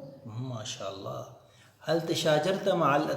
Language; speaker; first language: Arabic; non-native, fluent; Urdu